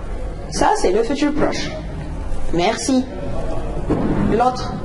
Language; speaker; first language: French; non-native, fluent; Arabic